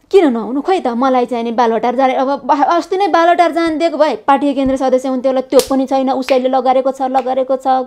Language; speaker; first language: Nepali; native; Nepali